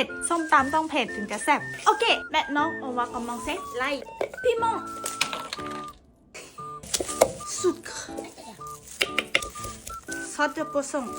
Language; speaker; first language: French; non-native, learner; Thai